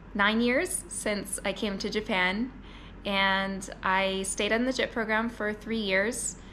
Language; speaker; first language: English; native; English